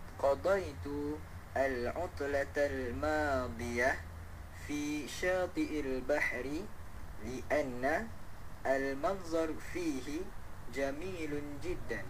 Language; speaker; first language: Arabic; non-native, learner; Malay